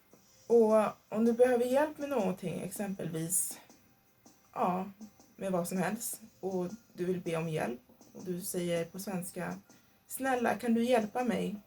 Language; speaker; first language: Swedish; non-native, fluent; Igbo